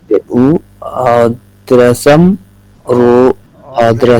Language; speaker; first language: Persian; non-native, learner; Urdu